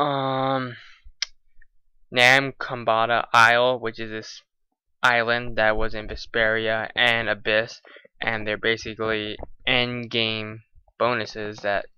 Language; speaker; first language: English; native; English